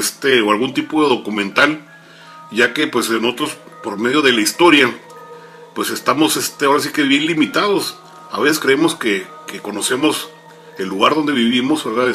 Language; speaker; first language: Spanish; native; Spanish